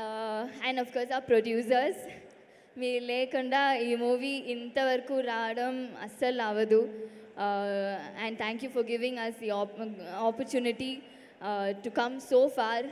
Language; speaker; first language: Telugu; non-native, learner; Tamil